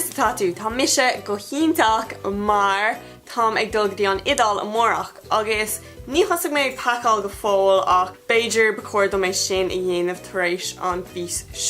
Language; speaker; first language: Irish; non-native, local second language; English